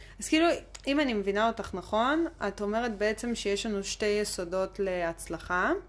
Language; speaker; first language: Hebrew; early bilingual, other home language; Russian